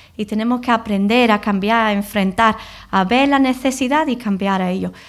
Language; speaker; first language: Spanish; non-native, fluent; English